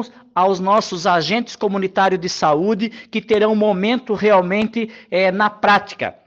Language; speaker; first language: Portuguese; native; Portuguese